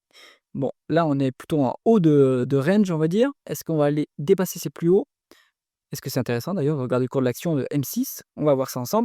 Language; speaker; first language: French; native; French